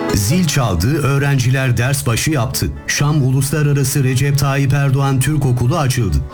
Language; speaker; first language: Turkish; native; Turkish